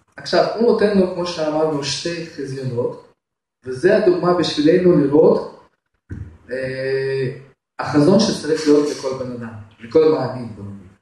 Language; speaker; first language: Hebrew; non-native, fluent; Russian